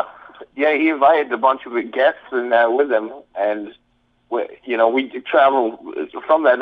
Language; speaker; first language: English; native; English